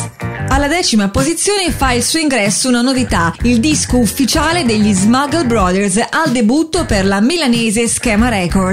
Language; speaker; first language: Italian; native; Italian